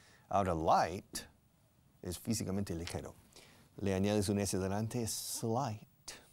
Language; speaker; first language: Spanish; non-native, fluent; English